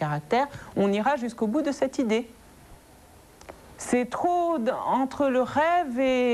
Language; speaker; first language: French; non-native, local second language; Arabic